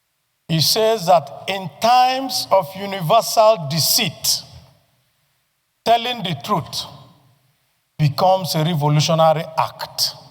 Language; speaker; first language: English; non-native, local second language; Igbo